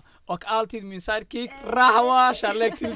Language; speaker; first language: Swedish; non-native, fluent; Somali